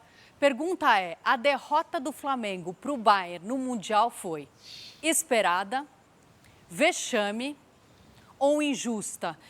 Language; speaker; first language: Portuguese; native; Portuguese